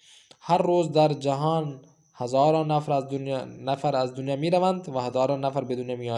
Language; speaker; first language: Persian; non-native, fluent; Urdu